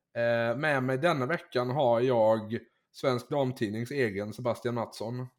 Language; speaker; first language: Swedish; native; Swedish